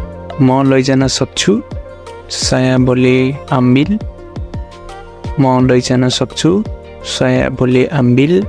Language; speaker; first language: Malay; non-native, fluent; Nepali